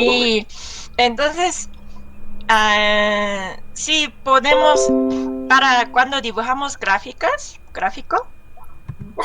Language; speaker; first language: Spanish; non-native, learner; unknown